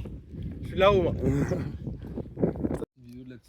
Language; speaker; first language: French; native; French